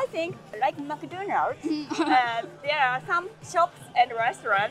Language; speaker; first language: English; non-native, learner; Japanese